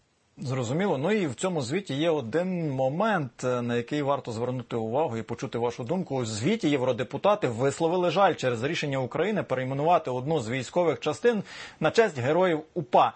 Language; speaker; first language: Ukrainian; native; Ukrainian